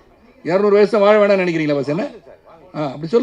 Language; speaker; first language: Tamil; native; Tamil